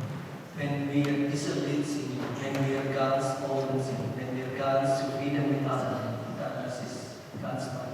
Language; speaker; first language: German; non-native, learner; Indonesian